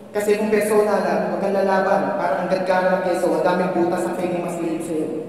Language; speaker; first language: Filipino; native; Filipino